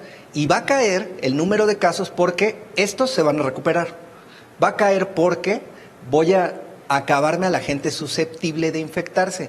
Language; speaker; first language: Spanish; native; Spanish